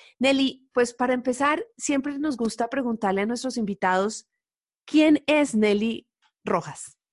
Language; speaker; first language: Spanish; native; Spanish